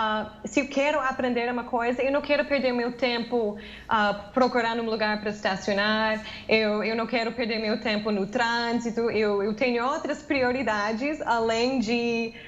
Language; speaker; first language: Portuguese; non-native, fluent; English